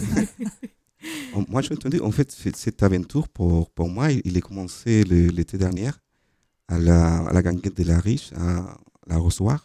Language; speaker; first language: French; non-native, fluent; Spanish